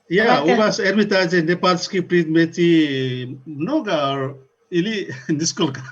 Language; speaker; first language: Russian; non-native, learner; Nepali